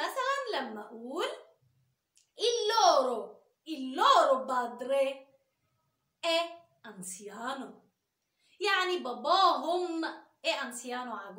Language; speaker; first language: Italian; non-native, fluent; Arabic